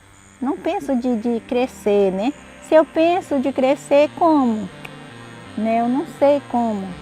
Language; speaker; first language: Portuguese; non-native, local second language; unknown